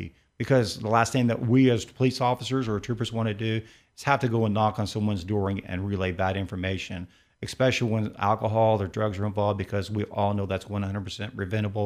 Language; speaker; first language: English; native; English